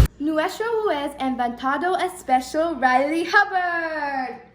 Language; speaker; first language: Spanish; non-native, learner; English